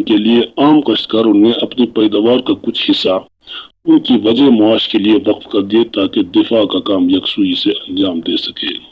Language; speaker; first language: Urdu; non-native, local second language; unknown